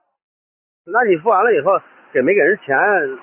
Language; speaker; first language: Chinese; native; Chinese